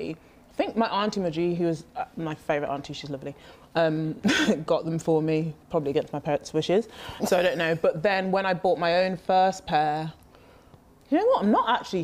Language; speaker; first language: English; native; English